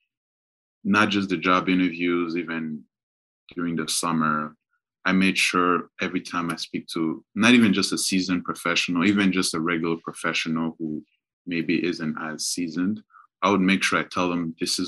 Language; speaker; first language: English; non-native, local second language; Kinyarwanda